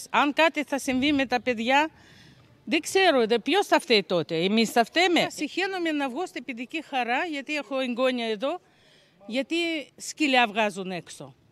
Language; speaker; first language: Greek; native; Greek